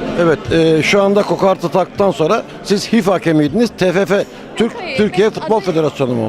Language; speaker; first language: Turkish; native; Turkish